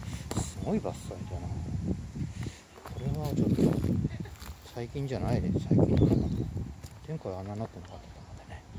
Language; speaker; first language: Japanese; native; Japanese